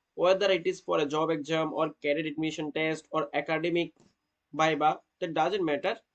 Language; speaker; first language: English; non-native, local second language; Bangla